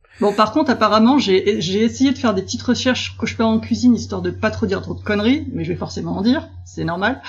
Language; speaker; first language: French; native; French